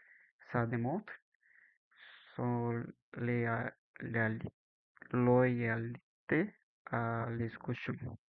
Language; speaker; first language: French; non-native, learner; Portuguese